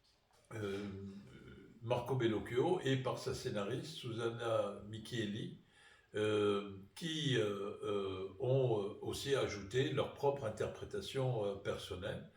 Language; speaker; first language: French; native; French